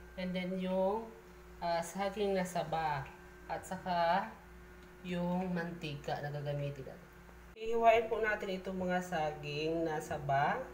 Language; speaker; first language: Filipino; non-native, local second language; Bikol